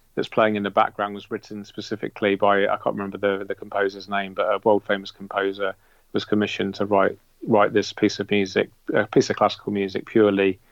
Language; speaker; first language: English; native; English